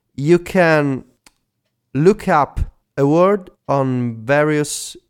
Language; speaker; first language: English; non-native, fluent; Italian